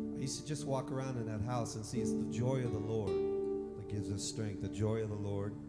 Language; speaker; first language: English; native; English